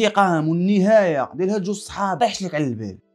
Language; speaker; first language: Arabic; native; Arabic